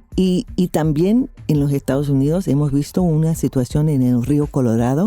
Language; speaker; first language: Spanish; non-native, fluent; English